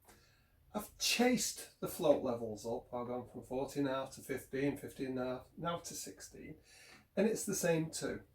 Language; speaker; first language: English; native; English